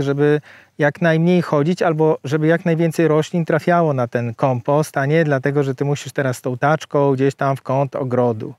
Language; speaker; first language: Polish; native; Polish